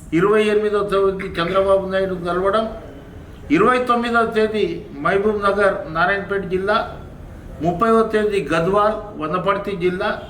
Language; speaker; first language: Telugu; non-native, local second language; Lambadi